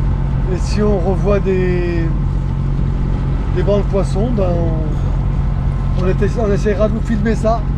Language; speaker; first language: French; native; French